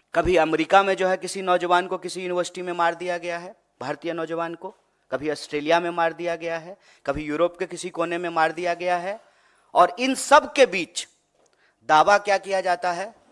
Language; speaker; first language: Hindi; native; Hindi